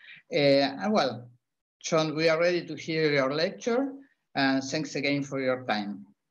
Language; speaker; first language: English; non-native, fluent; Spanish